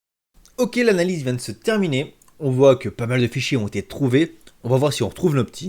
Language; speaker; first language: French; native; French